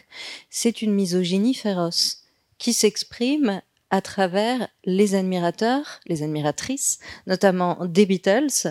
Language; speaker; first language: French; native; French